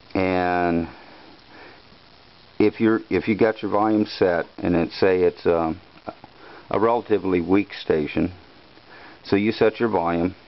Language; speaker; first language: English; native; English